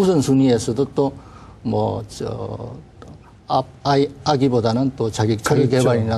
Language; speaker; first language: Korean; native; Korean